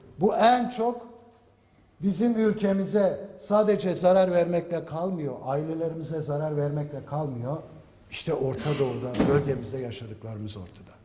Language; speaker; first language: Turkish; native; Turkish